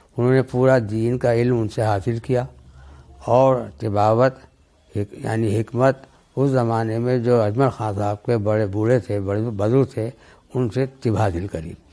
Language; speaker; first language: Urdu; native; Urdu